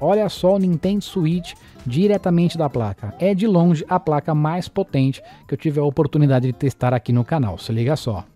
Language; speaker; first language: Portuguese; native; Portuguese